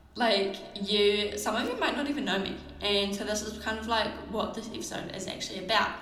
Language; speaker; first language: English; native; English